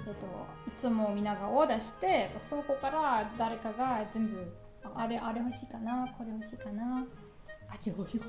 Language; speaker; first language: Japanese; non-native, learner; German